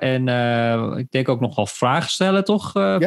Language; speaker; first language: Dutch; native; Dutch